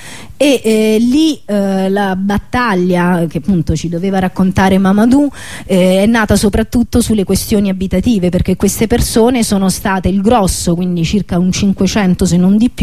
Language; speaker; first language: Italian; native; Italian